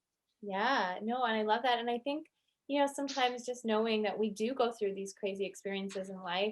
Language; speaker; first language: English; native; English